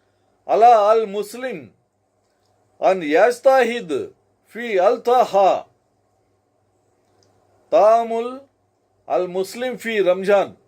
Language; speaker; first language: Arabic; non-native, learner; Telugu